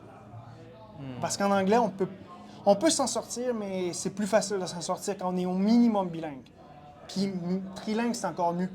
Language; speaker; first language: French; native; French